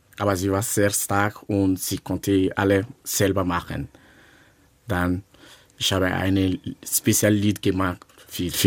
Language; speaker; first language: German; non-native, learner; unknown